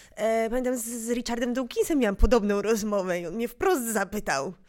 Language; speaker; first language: Polish; native; Polish